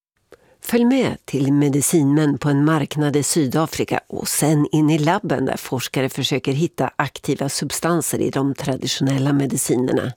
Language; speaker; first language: Swedish; native; Swedish